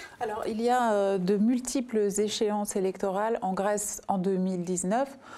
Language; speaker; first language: French; native; French